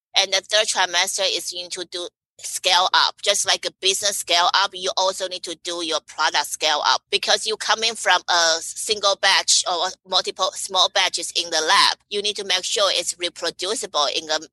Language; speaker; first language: English; non-native, fluent; Chinese